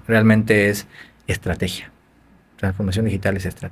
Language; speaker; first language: Spanish; native; Spanish